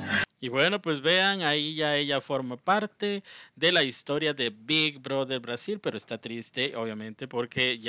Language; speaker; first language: Spanish; native; Spanish